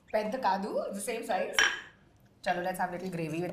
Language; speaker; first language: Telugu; non-native, learner; Hindi